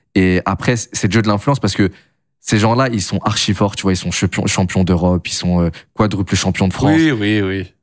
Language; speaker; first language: French; native; French